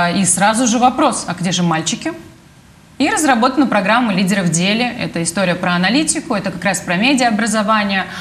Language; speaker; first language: Russian; native; Russian